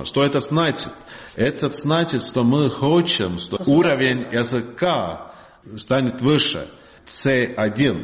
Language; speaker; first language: Russian; non-native, learner; Estonian